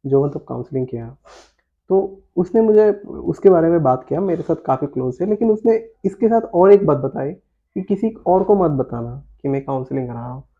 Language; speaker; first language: Hindi; non-native, local second language; Assamese